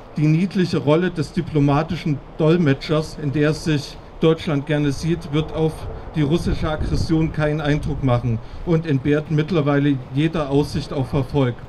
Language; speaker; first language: German; native; German